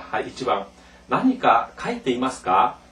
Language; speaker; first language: Japanese; non-native, fluent; Korean